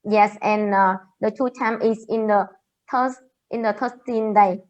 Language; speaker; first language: English; non-native, learner; Vietnamese